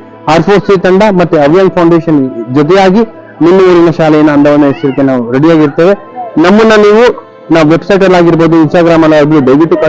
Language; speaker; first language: Kannada; native; Kannada